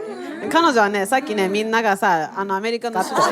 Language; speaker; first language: Japanese; native; Japanese